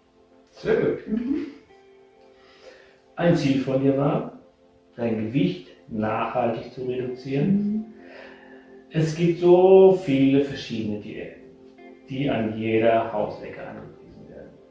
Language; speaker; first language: German; native; German